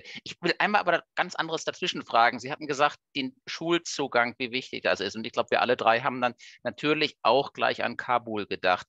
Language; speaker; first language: German; native; German